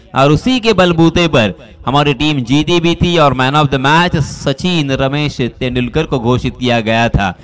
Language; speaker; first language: Hindi; non-native, local second language; Marathi